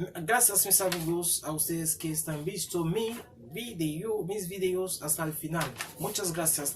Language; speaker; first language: Spanish; non-native, learner; Haitian Creole